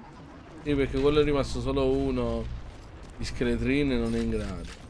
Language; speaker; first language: Italian; native; Italian